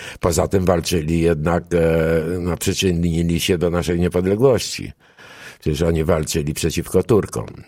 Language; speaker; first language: Polish; early bilingual, other home language; Greek